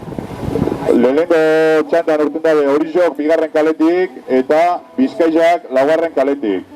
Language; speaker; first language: Basque; native; Basque